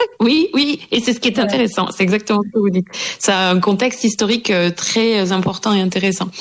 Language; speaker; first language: French; native; French